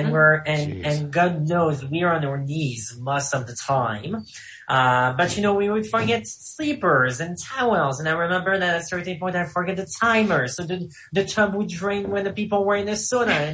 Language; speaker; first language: English; non-native, fluent; French